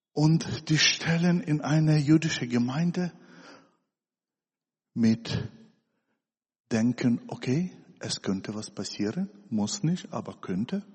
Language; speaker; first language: German; non-native, fluent; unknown